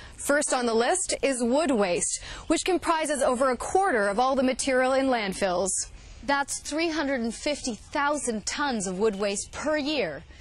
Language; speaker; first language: English; native; English